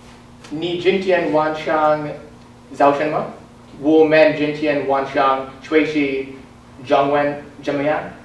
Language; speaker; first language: Chinese; non-native, learner; English